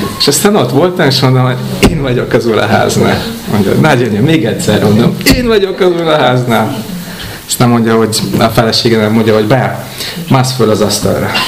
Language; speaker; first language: Hungarian; non-native, fluent; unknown